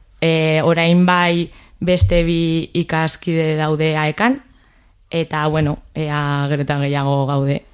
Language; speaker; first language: Basque; non-native, local second language; Spanish